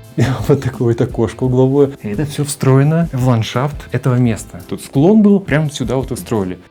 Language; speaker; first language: Russian; native; Russian